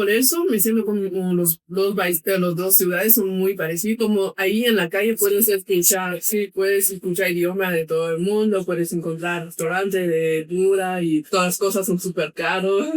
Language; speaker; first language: Spanish; non-native, fluent; Chinese